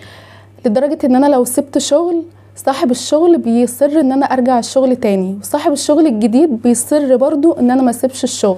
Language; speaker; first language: Arabic; native; Arabic